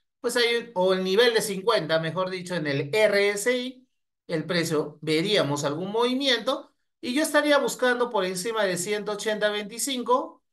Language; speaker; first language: Spanish; native; Spanish